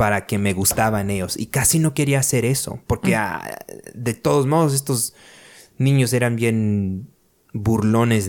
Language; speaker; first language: Spanish; early bilingual, other home language; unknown